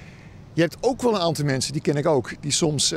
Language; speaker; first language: Dutch; native; Dutch